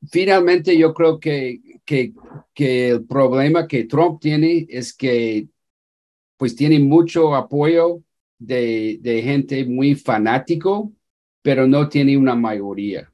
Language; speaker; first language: Spanish; non-native, fluent; English